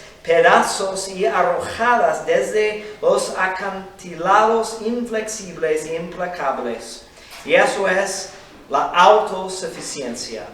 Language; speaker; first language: Spanish; non-native, fluent; English